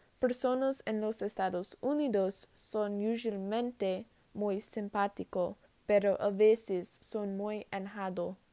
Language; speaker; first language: Spanish; non-native, learner; English